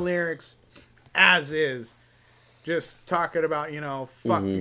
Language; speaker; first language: English; native; English